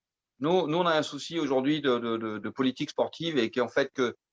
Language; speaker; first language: French; native; French